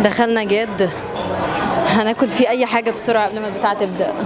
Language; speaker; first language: Arabic; native; Arabic